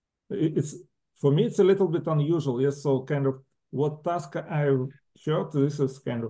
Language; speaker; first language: English; non-native, fluent; Russian